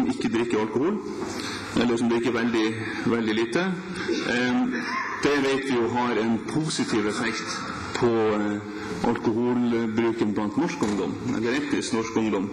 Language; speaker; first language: Norwegian; native; Norwegian